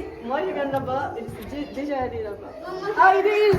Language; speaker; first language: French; non-native, fluent; Tamil